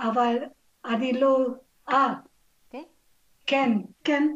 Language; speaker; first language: Hebrew; non-native, learner; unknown